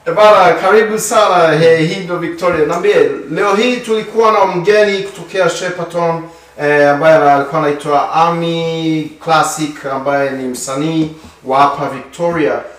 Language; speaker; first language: Swahili; native; Swahili